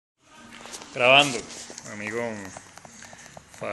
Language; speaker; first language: Spanish; native; Spanish